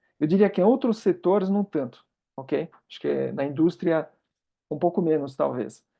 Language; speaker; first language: Portuguese; non-native, fluent; French